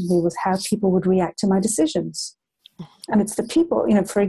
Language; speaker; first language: English; native; English